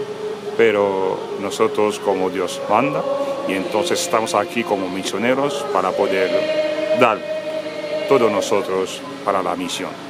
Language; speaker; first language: Spanish; non-native, fluent; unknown